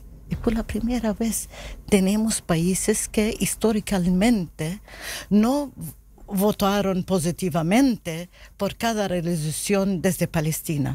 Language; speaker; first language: Spanish; non-native, learner; Arabic